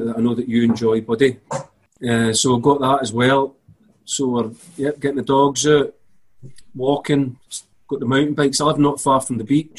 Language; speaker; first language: English; native; English